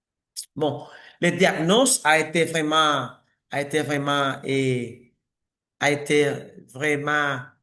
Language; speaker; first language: French; non-native, learner; Spanish